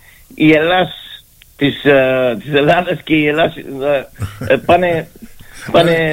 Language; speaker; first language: Greek; early bilingual, heritage; Greek